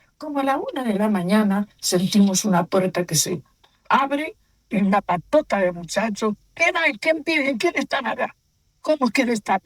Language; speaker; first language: Spanish; native; Spanish